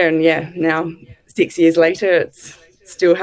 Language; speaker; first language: English; native; English